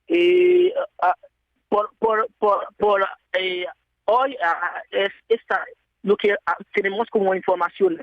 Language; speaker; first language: Spanish; non-native, fluent; Haitian Creole